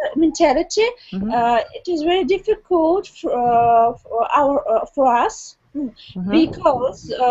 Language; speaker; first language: English; non-native, learner; Russian